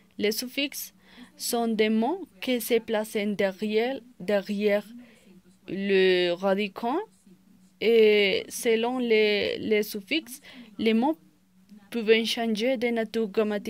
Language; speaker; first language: French; non-native, learner; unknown